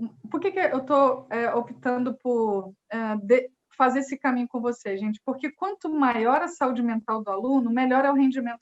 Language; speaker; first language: Portuguese; native; Portuguese